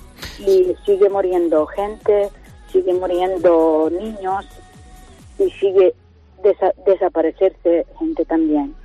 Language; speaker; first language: Spanish; non-native, fluent; Ukrainian